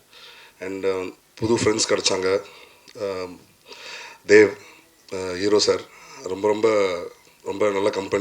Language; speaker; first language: Tamil; non-native, learner; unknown